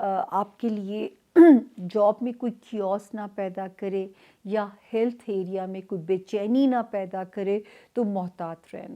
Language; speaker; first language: Urdu; native; Urdu